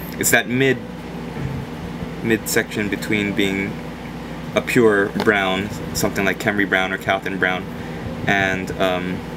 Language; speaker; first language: English; native; English